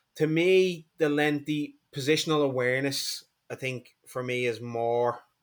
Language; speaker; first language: English; native; English